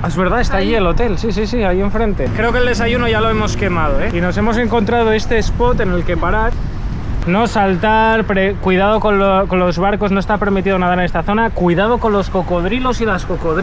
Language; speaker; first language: Spanish; native; Spanish